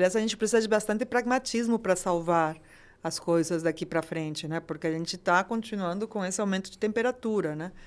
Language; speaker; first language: Portuguese; non-native, fluent; Spanish